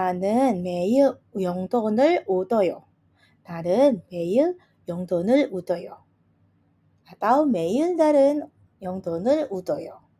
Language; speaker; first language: Korean; non-native, fluent; Indonesian